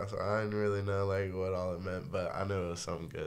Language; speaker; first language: English; native; English